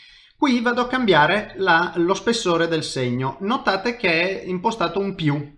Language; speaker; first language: Italian; native; Italian